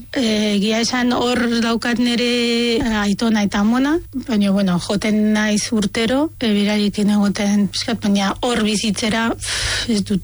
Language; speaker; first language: Basque; non-native, fluent; Arabic